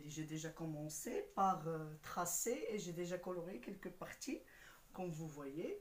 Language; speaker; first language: French; non-native, local second language; Arabic